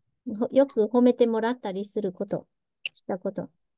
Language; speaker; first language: Japanese; early bilingual, heritage; Vietnamese